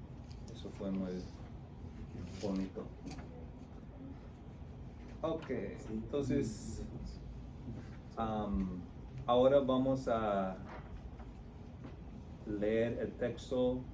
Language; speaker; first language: Spanish; non-native, fluent; English